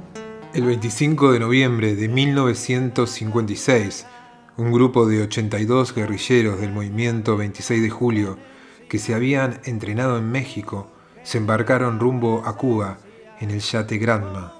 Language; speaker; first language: Spanish; native; Spanish